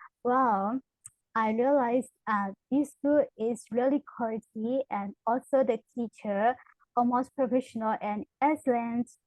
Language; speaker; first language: English; non-native, learner; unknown